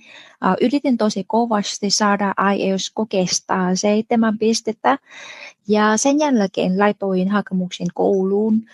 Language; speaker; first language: Finnish; non-native, fluent; Vietnamese